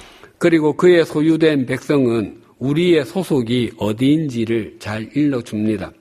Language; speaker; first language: Korean; native; Korean